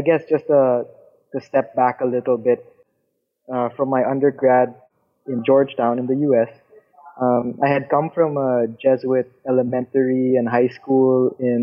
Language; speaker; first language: English; non-native, local second language; Filipino